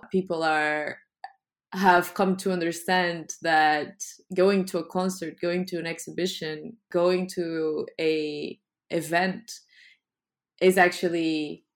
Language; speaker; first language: English; non-native, fluent; Portuguese